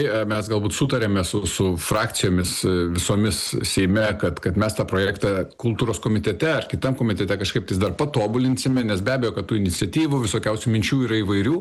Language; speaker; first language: Lithuanian; native; Lithuanian